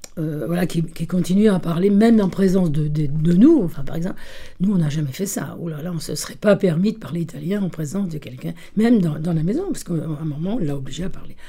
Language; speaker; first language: French; early bilingual, other home language; Italian